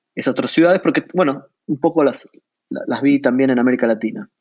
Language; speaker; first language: Spanish; native; Spanish